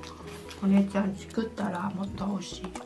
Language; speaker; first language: Japanese; non-native, learner; Vietnamese